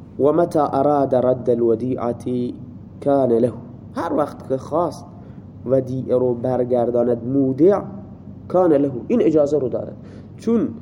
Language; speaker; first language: Persian; non-native, local second language; Baluchi